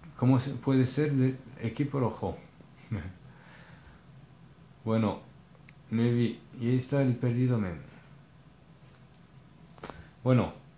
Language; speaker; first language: Spanish; non-native, learner; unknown